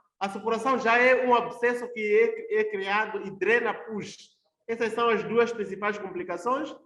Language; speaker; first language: Portuguese; non-native, local second language; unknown